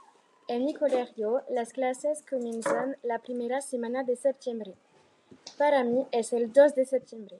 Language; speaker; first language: Spanish; non-native, learner; French